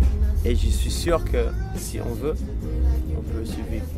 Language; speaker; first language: French; non-native, fluent; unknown